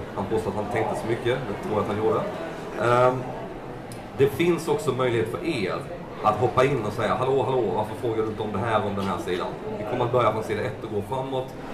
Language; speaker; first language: Swedish; native; Swedish